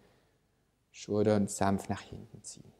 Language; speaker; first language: German; native; German